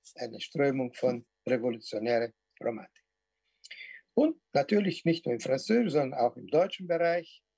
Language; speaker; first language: German; non-native, fluent; Portuguese